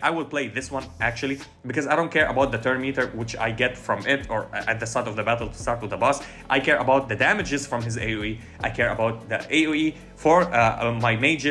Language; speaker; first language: English; non-native, fluent; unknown